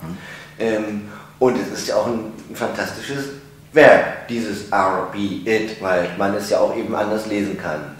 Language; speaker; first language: German; native; German